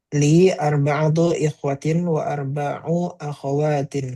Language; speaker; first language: Arabic; non-native, learner; Indonesian